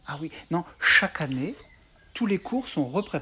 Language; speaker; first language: French; native; French